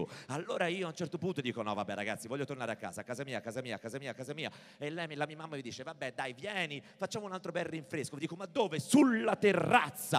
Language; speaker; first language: Italian; native; Italian